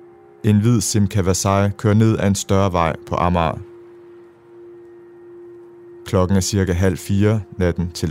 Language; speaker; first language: Danish; native; Danish